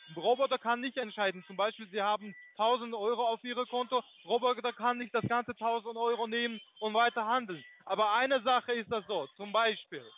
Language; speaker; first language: German; non-native, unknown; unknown